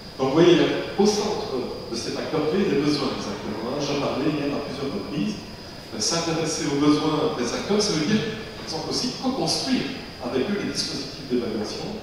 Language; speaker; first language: French; native; French